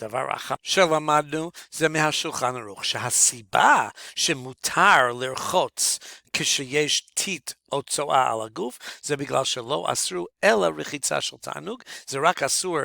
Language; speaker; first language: Hebrew; non-native, fluent; English